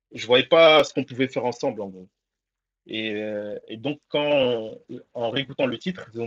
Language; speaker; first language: French; early bilingual, other home language; Comorian